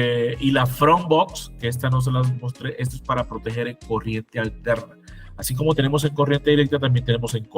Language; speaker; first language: Spanish; native; Spanish